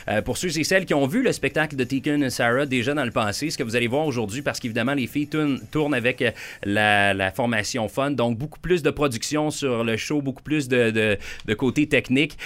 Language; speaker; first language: French; native; French